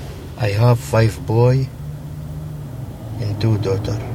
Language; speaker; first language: English; non-native, learner; Arabic